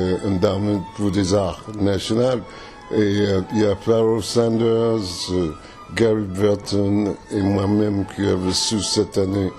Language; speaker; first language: French; non-native, fluent; English